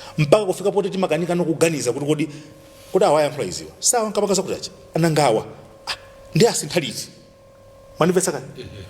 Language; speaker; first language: Nyanja; native; Nyanja